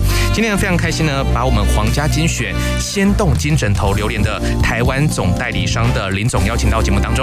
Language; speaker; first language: Chinese; native; Chinese